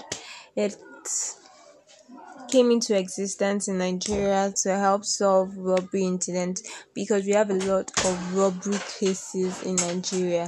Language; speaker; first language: English; non-native, local second language; Yoruba